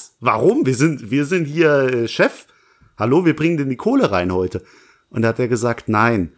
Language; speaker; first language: German; native; German